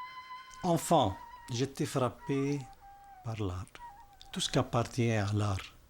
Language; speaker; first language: French; non-native, fluent; Arabic